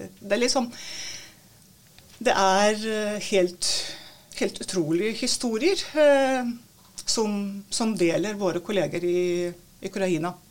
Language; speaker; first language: Norwegian; non-native, fluent; Latvian